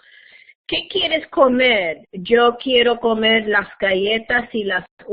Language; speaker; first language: Spanish; non-native, fluent; English